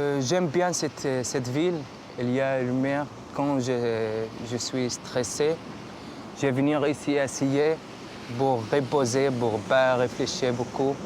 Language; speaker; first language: French; non-native, learner; Arabic